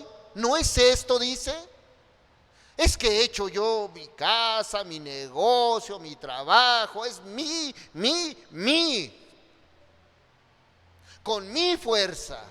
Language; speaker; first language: Spanish; native; Spanish